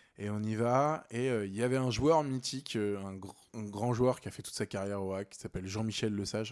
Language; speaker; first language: French; native; French